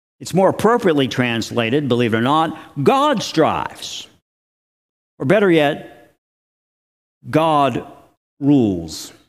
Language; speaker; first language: English; native; English